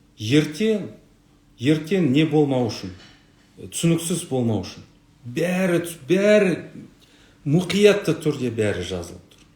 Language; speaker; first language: Kazakh; non-native, local second language; Russian